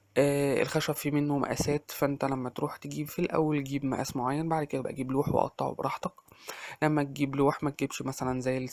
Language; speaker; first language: Arabic; native; Arabic